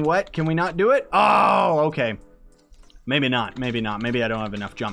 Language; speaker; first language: English; native; English